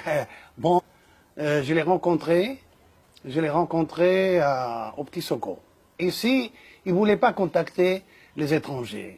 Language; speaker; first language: French; non-native, fluent; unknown